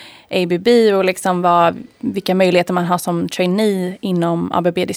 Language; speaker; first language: Swedish; native; Swedish